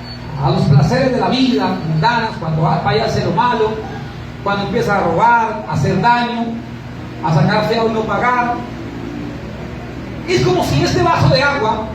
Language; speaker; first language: Spanish; native; Spanish